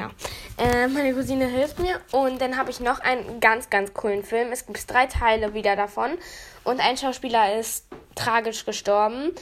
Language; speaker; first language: German; native; German